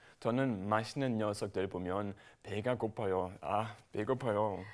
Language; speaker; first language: Korean; non-native, learner; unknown